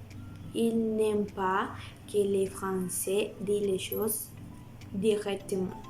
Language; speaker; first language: French; non-native, learner; Spanish